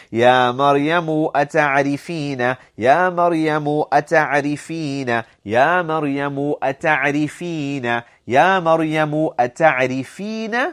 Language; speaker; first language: Arabic; non-native, fluent; English